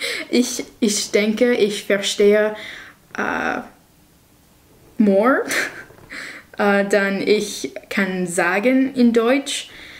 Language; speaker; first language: German; non-native, learner; English